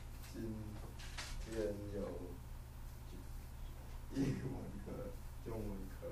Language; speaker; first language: Chinese; non-native, learner; Thai